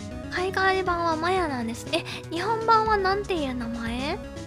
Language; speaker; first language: Japanese; native; Japanese